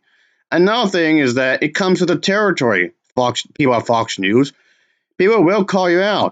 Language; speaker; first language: English; native; English